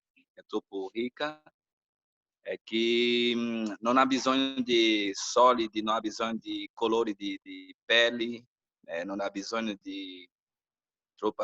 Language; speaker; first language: Italian; non-native, learner; Portuguese